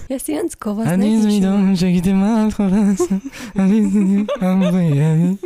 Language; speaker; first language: Armenian; native; Armenian